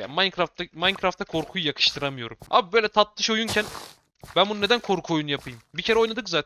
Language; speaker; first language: Turkish; native; Turkish